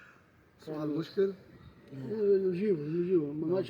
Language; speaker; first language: Arabic; non-native, learner; Urdu